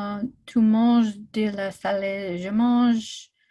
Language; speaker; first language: French; non-native, learner; English